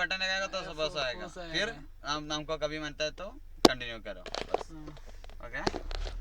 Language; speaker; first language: Hindi; non-native, local second language; Malayalam